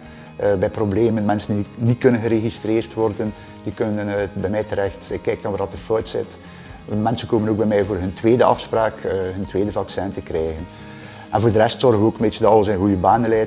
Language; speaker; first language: Dutch; native; Dutch